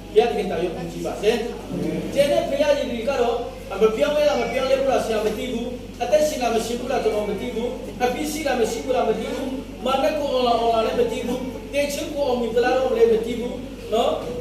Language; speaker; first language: Burmese; non-native, local second language; Hakha Chin